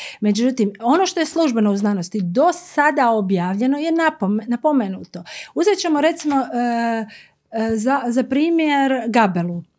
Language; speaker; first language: Croatian; native; Croatian